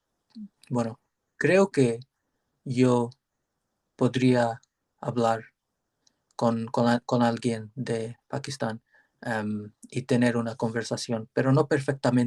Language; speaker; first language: Spanish; non-native, learner; English